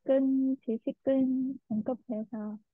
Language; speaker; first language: Korean; non-native, learner; Vietnamese